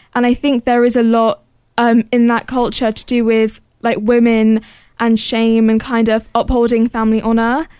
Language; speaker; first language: English; early bilingual, other home language; Arabic